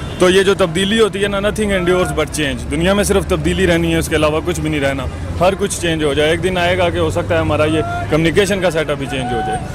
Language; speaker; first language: Urdu; non-native, local second language; Pahari-Potwari